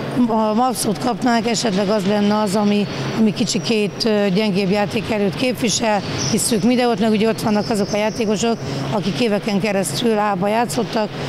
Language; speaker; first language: Hungarian; native; Hungarian